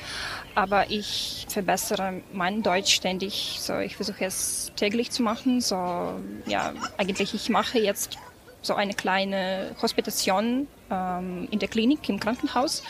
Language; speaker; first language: German; non-native, fluent; Ukrainian